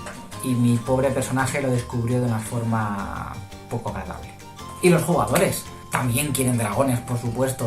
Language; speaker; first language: Spanish; native; Spanish